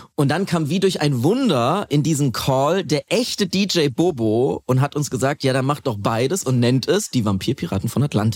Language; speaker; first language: German; native; German